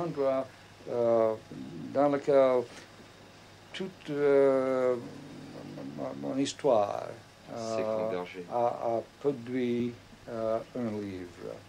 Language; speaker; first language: French; non-native, fluent; English